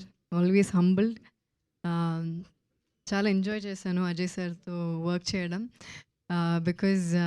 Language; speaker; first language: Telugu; non-native, local second language; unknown